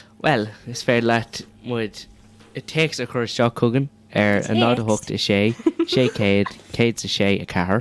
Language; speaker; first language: Irish; non-native, local second language; English